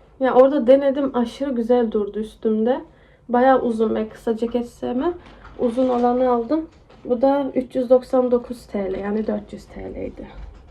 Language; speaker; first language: Turkish; early bilingual, heritage; Turkish